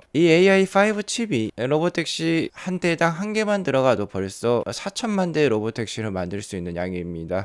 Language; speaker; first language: Korean; native; Korean